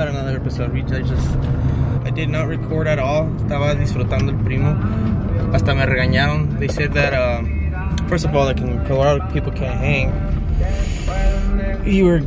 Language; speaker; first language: English; early bilingual, other home language; Spanish